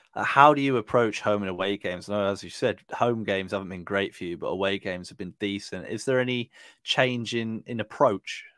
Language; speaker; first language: English; native; English